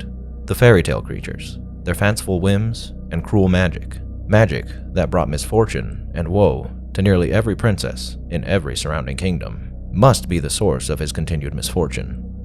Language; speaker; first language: English; native; English